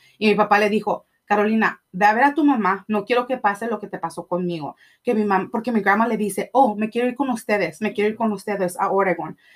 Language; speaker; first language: Spanish; early bilingual, heritage; Spanish